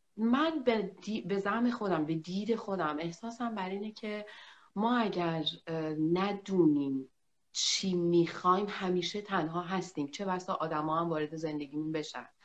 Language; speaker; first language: Persian; native; Persian